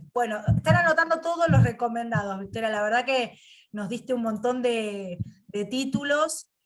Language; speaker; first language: Spanish; native; Spanish